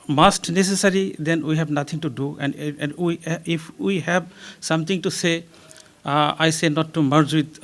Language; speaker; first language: English; non-native, local second language; Bangla